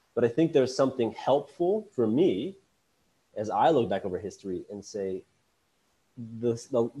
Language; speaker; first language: English; native; English